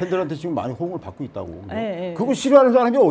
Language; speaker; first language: Korean; native; Korean